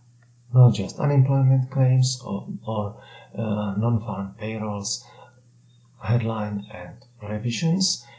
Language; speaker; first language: English; non-native, fluent; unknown